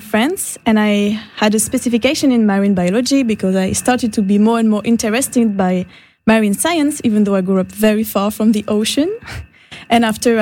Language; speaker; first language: English; non-native, fluent; French